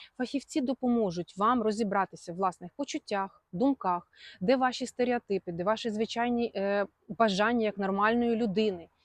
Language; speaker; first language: Ukrainian; non-native, local second language; Russian